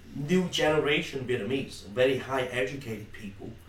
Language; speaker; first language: English; non-native, fluent; Vietnamese